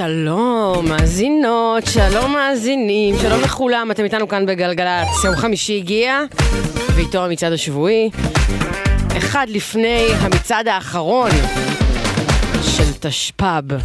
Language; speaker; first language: Hebrew; native; Hebrew